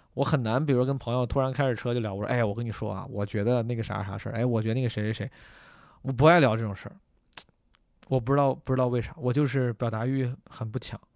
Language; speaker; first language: Chinese; native; Chinese